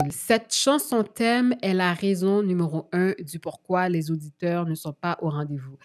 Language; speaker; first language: French; native; French